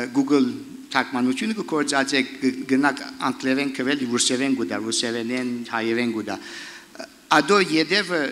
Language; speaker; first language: Armenian; early bilingual, heritage; Armenian